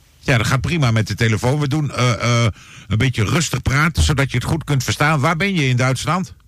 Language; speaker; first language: Dutch; native; Dutch